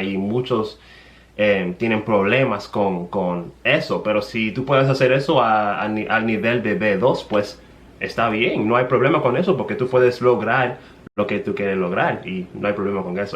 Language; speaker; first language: Spanish; non-native, fluent; English